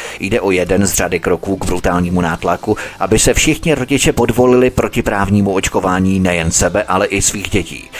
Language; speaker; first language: Czech; native; Czech